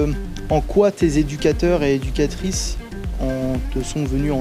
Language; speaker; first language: French; native; French